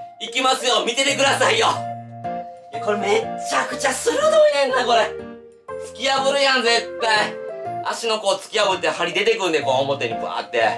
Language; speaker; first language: Japanese; native; Japanese